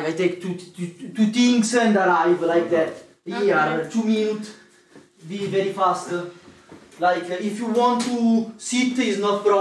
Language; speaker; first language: English; non-native, learner; Italian